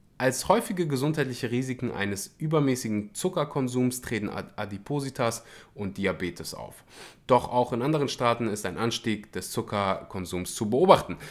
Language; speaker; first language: German; early bilingual, other home language; Russian